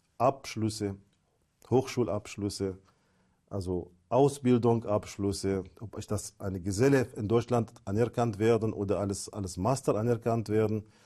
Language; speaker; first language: German; non-native, fluent; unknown